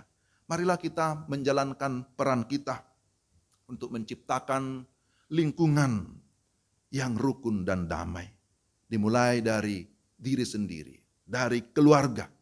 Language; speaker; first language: Indonesian; native; Indonesian